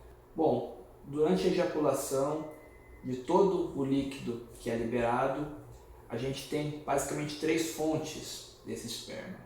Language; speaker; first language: Portuguese; native; Portuguese